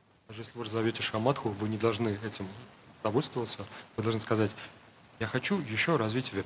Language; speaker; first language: Russian; native; Russian